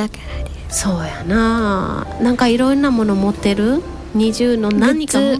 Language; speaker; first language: Japanese; native; Japanese